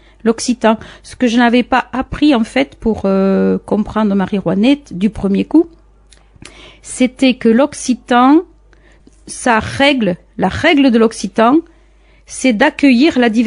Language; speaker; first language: French; native; French